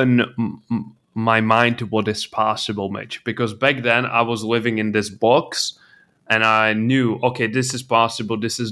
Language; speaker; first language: English; non-native, fluent; Czech